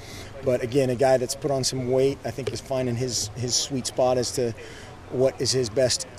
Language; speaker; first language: English; native; English